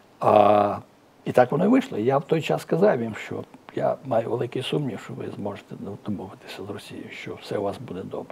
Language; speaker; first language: Ukrainian; native; Ukrainian